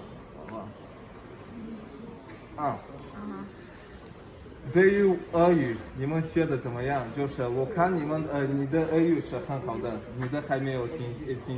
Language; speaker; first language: Chinese; non-native, learner; Tajik